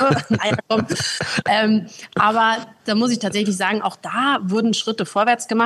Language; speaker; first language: German; native; German